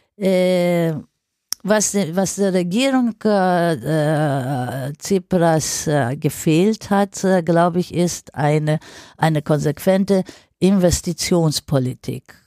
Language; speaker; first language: German; non-native, fluent; Greek